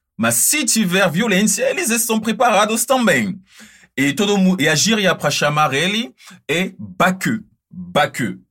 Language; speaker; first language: Portuguese; non-native, fluent; French